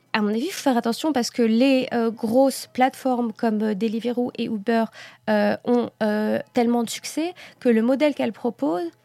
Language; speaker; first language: French; native; French